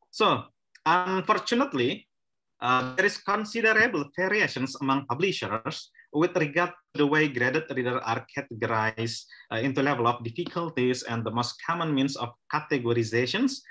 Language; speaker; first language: English; non-native, fluent; Indonesian